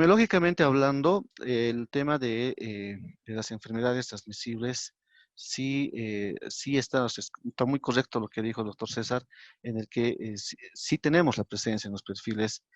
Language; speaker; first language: Spanish; native; Spanish